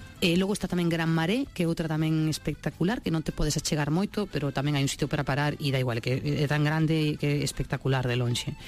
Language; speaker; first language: Galician; non-native, local second language; Spanish